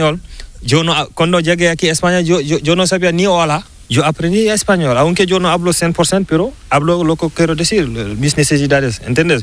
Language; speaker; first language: Spanish; non-native, local second language; Fula